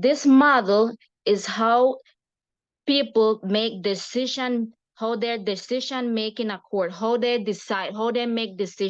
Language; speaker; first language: English; non-native, learner; Spanish